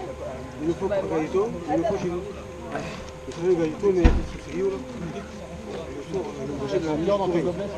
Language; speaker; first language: French; native; French